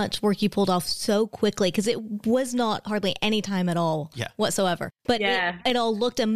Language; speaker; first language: English; native; English